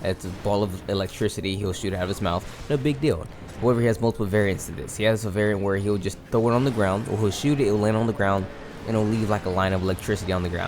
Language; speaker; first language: English; native; English